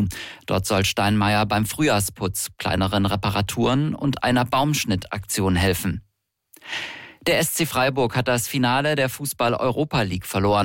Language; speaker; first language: German; native; German